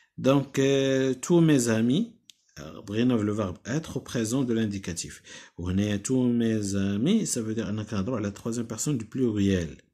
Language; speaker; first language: French; non-native, local second language; Arabic